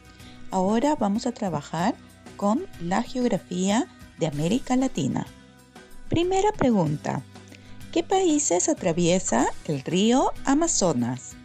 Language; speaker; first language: Spanish; non-native, fluent; Norwegian